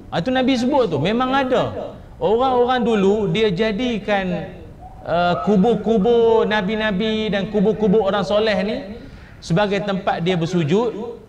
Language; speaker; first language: Malay; native; Malay